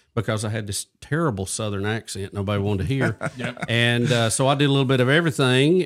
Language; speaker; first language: English; native; English